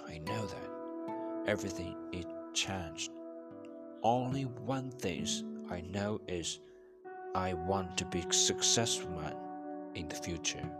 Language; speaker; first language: English; non-native, learner; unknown